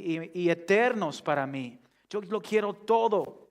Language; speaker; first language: Spanish; non-native, fluent; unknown